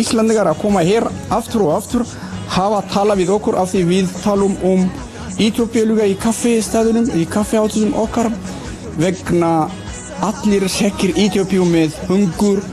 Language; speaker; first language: Icelandic; non-native, learner; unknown